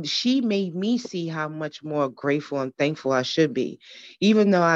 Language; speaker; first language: English; native; English